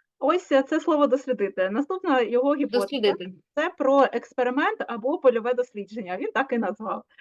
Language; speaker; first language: Ukrainian; native; Ukrainian